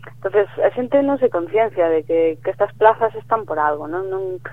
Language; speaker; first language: Spanish; non-native, local second language; Galician